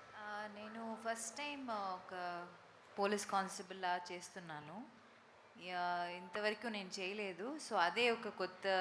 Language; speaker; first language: Telugu; non-native, fluent; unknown